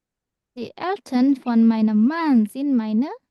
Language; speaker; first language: German; non-native, fluent; Indonesian